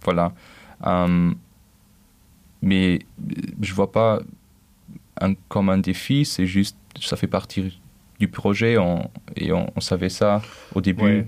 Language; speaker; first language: French; non-native, local second language; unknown